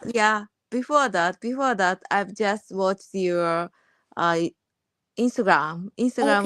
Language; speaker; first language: English; non-native, learner; Japanese